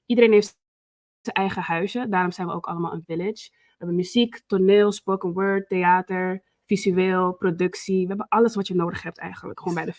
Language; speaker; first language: Dutch; native; Dutch